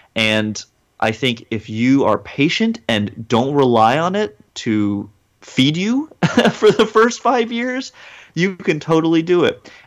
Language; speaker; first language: English; native; English